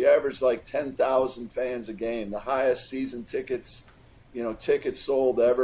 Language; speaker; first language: English; native; English